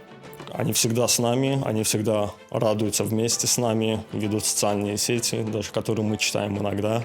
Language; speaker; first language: Russian; non-native, local second language; Azerbaijani